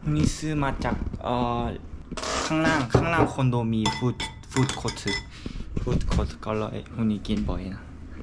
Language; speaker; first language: Thai; non-native, learner; Korean